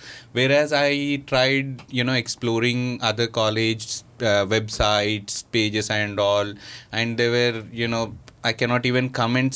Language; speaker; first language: English; non-native, local second language; Telugu